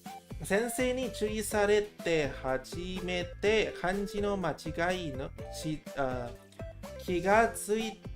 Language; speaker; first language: Japanese; non-native, learner; English